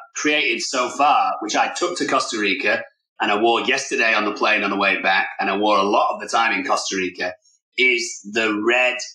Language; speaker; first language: English; native; English